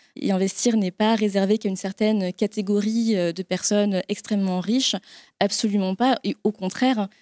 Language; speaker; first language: French; native; French